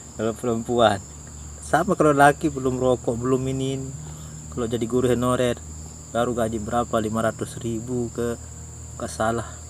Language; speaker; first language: Indonesian; native; Indonesian